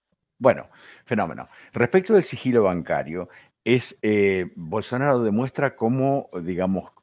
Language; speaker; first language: Spanish; native; Spanish